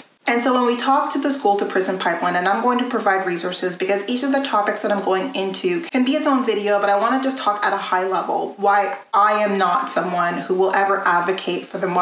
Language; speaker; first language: English; native; English